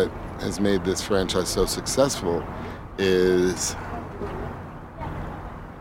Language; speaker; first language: English; native; English